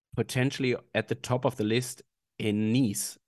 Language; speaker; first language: English; non-native, fluent; German